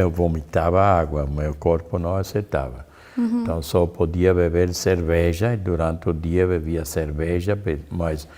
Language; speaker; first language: Portuguese; non-native, fluent; German